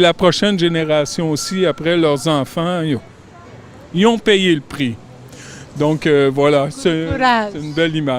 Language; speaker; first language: French; native; French